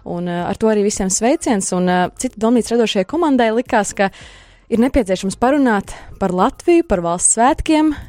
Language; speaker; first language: Latvian; native; Latvian